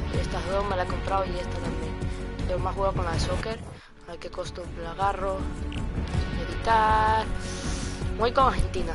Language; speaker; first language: Spanish; early bilingual, other home language; English